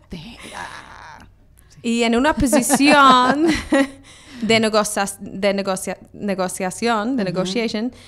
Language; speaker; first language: Spanish; non-native, fluent; English